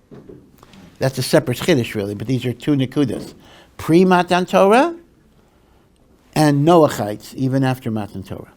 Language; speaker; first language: English; native; English